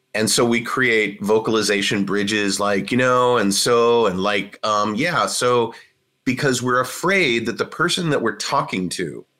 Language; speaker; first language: English; native; English